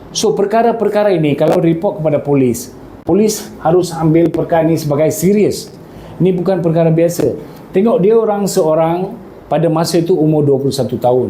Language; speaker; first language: Malay; non-native, local second language; Tamil